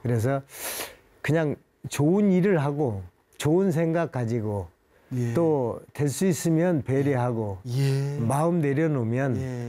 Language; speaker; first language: Korean; native; Korean